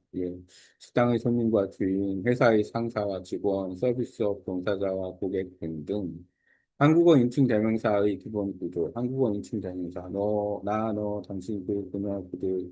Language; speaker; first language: Korean; native; Korean